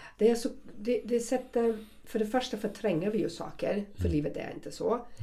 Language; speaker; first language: Swedish; non-native, fluent; German